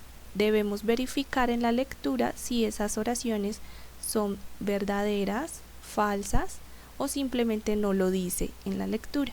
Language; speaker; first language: Spanish; native; Spanish